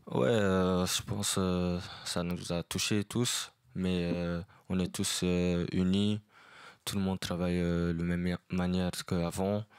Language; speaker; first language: French; non-native, fluent; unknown